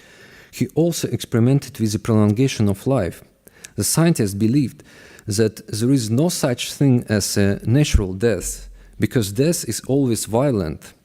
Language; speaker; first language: English; non-native, fluent; Russian